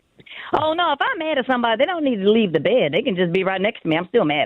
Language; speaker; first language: English; native; English